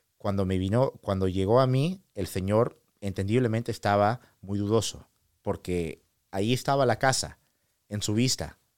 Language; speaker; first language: Spanish; early bilingual, heritage; Spanish